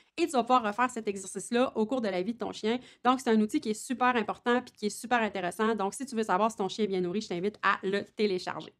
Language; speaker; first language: French; native; French